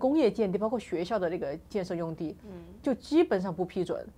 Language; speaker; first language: Chinese; native; Chinese